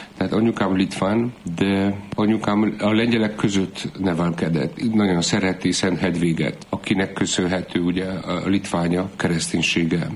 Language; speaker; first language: Hungarian; non-native, fluent; Polish